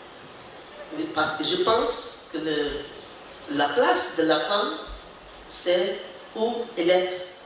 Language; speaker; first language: French; non-native, learner; Portuguese